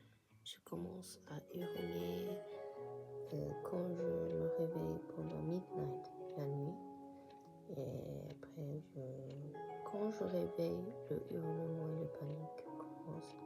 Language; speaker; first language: French; non-native, learner; Japanese